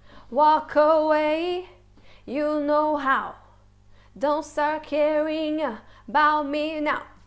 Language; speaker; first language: English; non-native, fluent; Portuguese